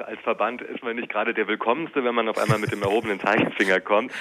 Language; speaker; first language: German; native; German